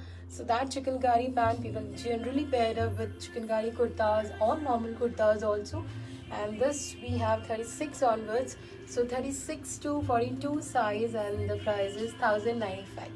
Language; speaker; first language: English; non-native, local second language; Hindi